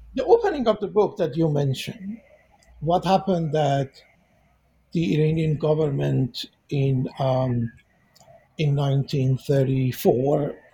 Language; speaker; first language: English; non-native, fluent; Persian